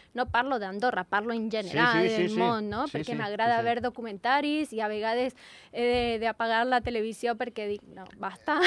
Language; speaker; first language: Catalan; non-native, learner; Spanish